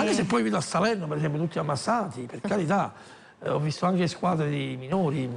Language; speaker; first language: Italian; native; Italian